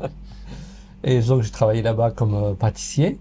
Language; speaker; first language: French; native; French